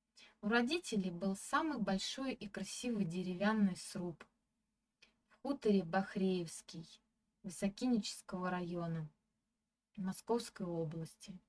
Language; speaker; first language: Russian; native; Russian